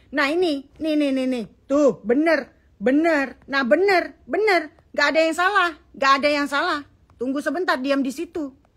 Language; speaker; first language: Indonesian; native; Indonesian